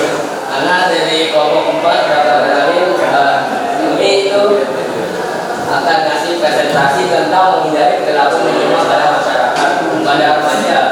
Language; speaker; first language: Indonesian; native; Indonesian